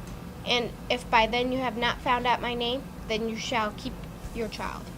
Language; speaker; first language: English; native; English